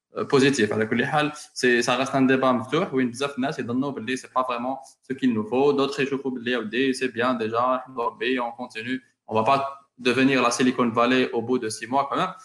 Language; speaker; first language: French; non-native, local second language; Arabic